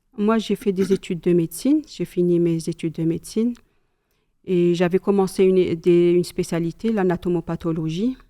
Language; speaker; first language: French; non-native, local second language; Kabyle